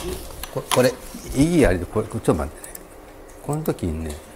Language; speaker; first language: Japanese; native; Japanese